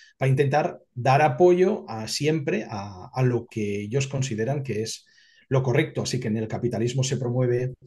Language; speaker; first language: Spanish; native; Spanish